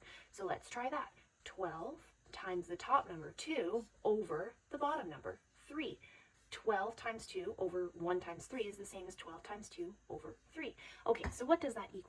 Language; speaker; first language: English; native; English